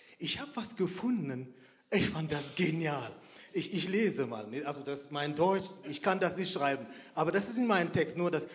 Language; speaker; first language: German; non-native, fluent; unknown